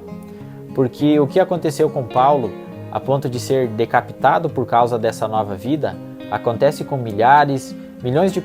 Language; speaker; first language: Portuguese; native; Portuguese